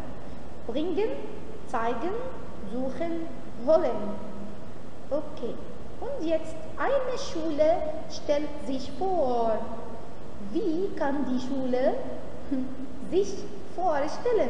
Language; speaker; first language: German; non-native, fluent; Arabic